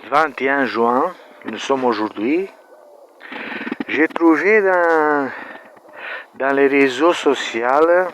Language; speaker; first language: French; non-native, learner; Romanian